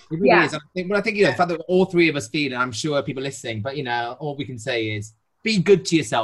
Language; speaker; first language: English; native; English